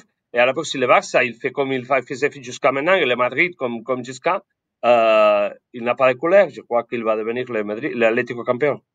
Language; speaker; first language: French; non-native, fluent; Spanish